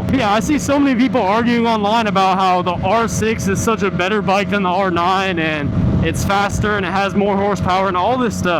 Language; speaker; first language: English; native; English